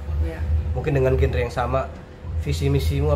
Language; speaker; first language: Indonesian; native; Indonesian